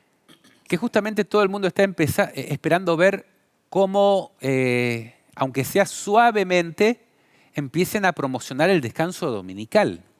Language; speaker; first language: Spanish; native; Spanish